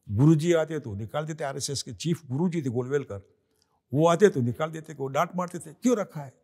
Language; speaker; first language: Hindi; non-native, local second language; Gujarati